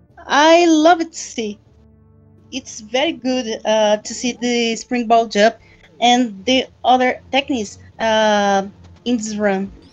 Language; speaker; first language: English; non-native, learner; Portuguese